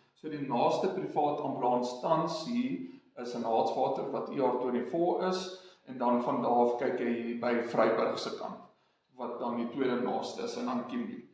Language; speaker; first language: Afrikaans; non-native, local second language; English